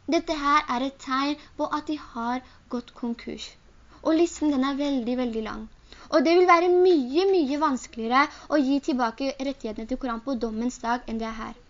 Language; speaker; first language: Norwegian; early bilingual, other home language; Urdu